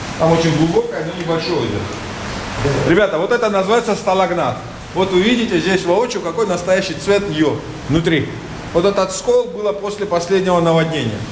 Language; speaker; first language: Russian; non-native, local second language; Georgian